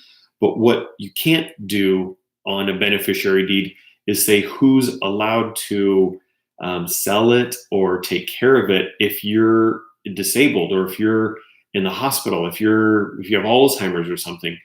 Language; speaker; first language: English; native; English